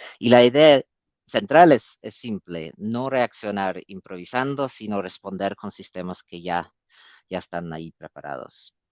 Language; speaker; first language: Spanish; non-native, fluent; English